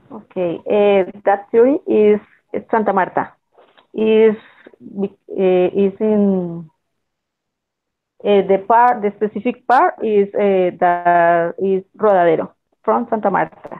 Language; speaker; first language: English; non-native, learner; Spanish